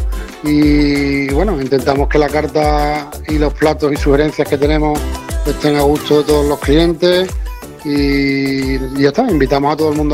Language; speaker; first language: Spanish; native; Spanish